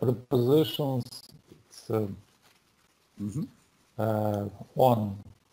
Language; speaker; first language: English; non-native, learner; Russian